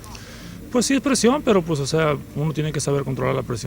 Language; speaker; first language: Spanish; native; Spanish